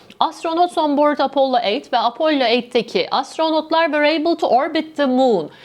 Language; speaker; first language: English; non-native, fluent; Turkish